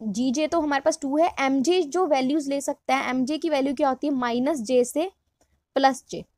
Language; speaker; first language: Hindi; non-native, local second language; Punjabi